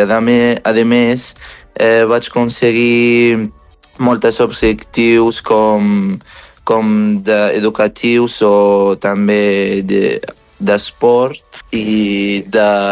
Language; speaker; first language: Catalan; non-native, fluent; Arabic